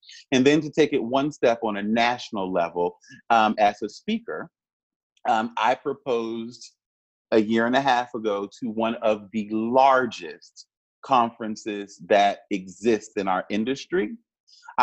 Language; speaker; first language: English; native; English